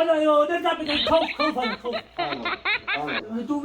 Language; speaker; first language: Arabic; non-native, learner; Urdu